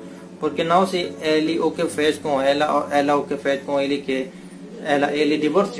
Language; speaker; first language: Portuguese; non-native, learner; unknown